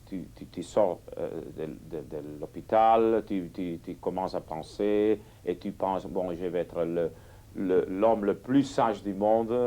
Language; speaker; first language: French; non-native, fluent; Catalan